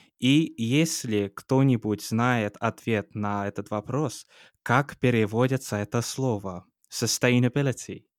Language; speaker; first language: Russian; non-native, fluent; English